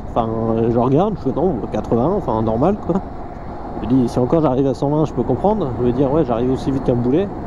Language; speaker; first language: French; native; French